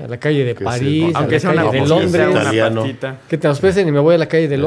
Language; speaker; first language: Spanish; native; Spanish